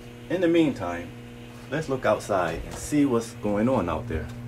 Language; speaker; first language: English; native; English